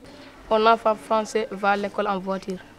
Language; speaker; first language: French; non-native, local second language; Fula